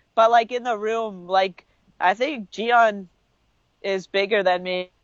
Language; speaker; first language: English; early bilingual, other home language; Lithuanian